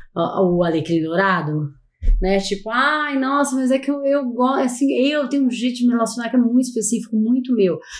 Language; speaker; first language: Portuguese; native; Portuguese